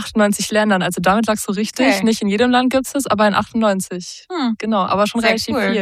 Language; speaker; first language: German; native; German